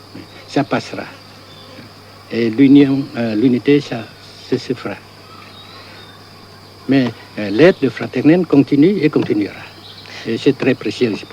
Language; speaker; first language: French; non-native, local second language; Vietnamese